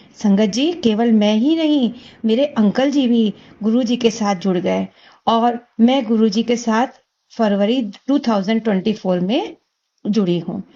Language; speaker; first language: Hindi; native; Hindi